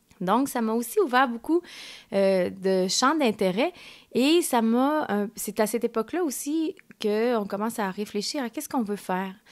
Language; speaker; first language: French; early bilingual, other home language; Spanish